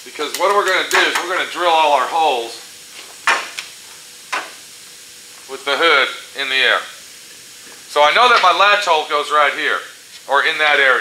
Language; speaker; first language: English; native; English